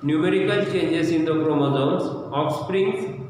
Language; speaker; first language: English; non-native, local second language; Marathi